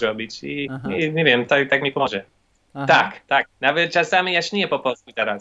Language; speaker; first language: Polish; non-native, learner; English